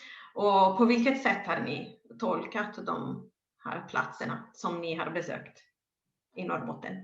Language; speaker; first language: Swedish; non-native, fluent; Italian